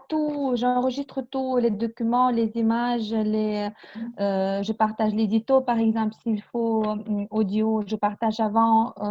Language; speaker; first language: French; non-native, fluent; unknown